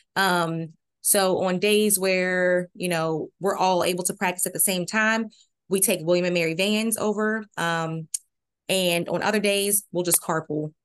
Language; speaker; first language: English; native; English